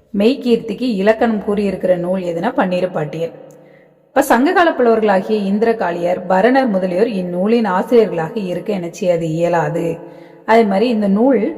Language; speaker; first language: Tamil; native; Tamil